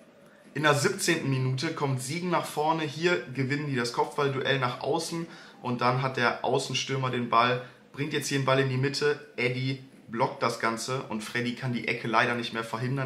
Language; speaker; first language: German; native; German